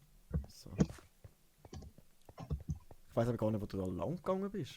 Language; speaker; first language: German; native; German